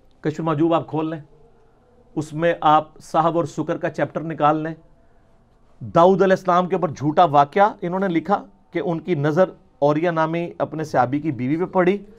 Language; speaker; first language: Urdu; non-native, local second language; Punjabi